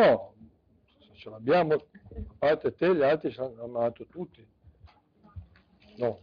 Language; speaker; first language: Italian; native; Italian